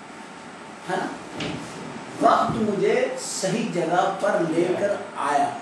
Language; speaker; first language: Urdu; native; Urdu